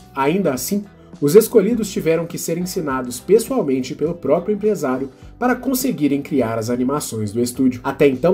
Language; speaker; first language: Portuguese; native; Portuguese